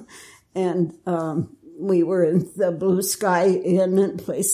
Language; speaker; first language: English; native; English